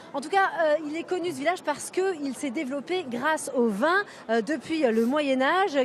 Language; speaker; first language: French; native; French